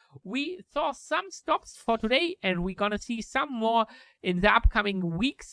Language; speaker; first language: English; non-native, fluent; German